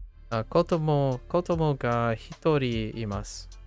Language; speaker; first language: Japanese; non-native, learner; English